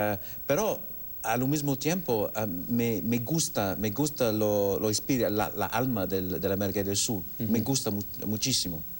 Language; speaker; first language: Spanish; non-native, fluent; English